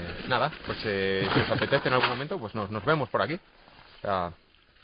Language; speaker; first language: Spanish; native; Spanish